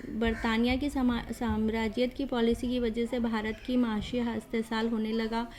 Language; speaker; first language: Urdu; native; Urdu